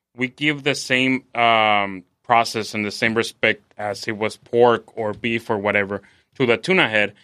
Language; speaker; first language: English; non-native, fluent; Spanish